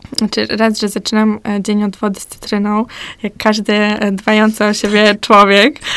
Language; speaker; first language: Polish; early bilingual, heritage; Polish